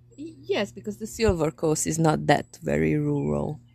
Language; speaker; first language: English; non-native, fluent; Romanian